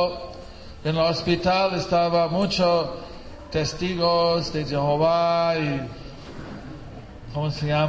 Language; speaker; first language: Spanish; non-native, fluent; English